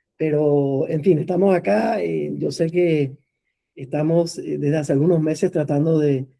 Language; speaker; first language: Spanish; native; Spanish